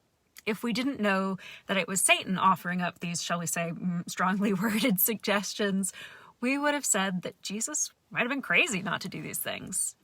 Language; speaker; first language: English; native; English